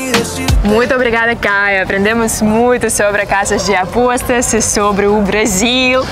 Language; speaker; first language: Portuguese; non-native, learner; Russian